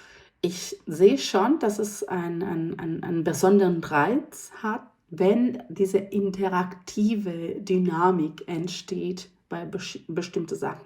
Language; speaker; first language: German; non-native, fluent; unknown